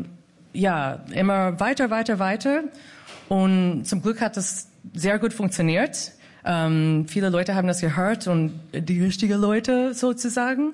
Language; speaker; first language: German; non-native, fluent; English